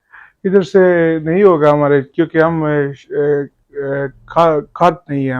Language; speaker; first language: Hindi; non-native, learner; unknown